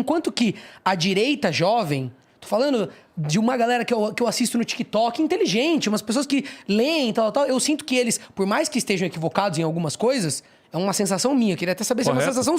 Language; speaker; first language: Portuguese; native; Portuguese